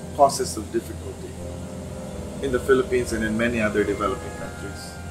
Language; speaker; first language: English; non-native, local second language; Cebuano